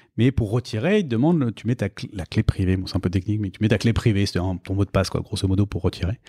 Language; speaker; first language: French; native; French